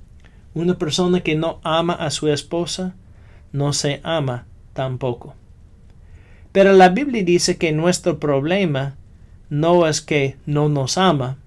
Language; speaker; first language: Spanish; non-native, fluent; English